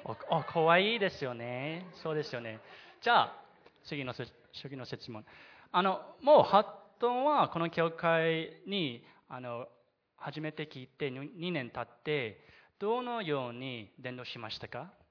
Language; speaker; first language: Japanese; non-native, learner; English